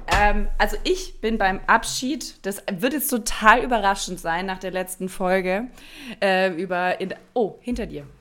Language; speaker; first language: German; native; German